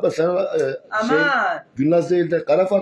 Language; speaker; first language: Turkish; native; Turkish